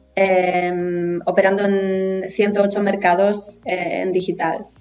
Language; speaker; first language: Spanish; non-native, fluent; Polish